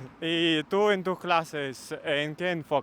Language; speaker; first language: Spanish; non-native, fluent; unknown